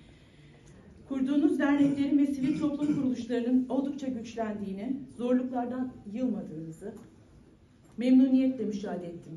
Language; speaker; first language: Turkish; native; Turkish